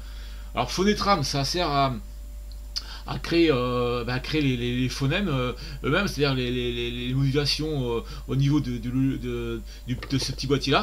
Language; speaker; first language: French; native; French